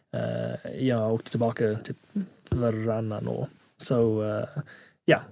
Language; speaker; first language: Swedish; non-native, fluent; English